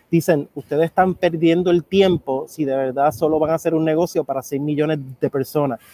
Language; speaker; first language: Spanish; native; Spanish